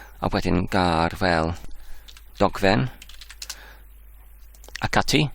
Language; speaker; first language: Welsh; non-native, learner; Dutch